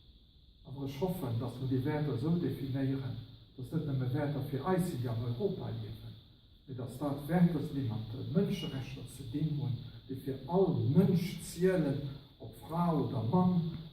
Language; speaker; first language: German; non-native, local second language; Luxembourgish